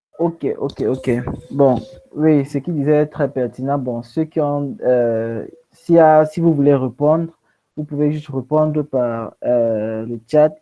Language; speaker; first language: French; non-native, local second language; English